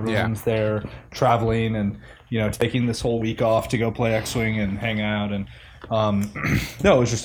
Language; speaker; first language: English; native; English